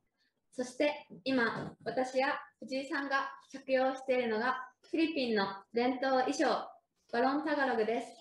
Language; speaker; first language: Japanese; native; Japanese